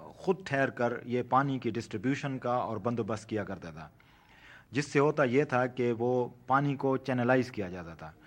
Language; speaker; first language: Urdu; non-native, local second language; Saraiki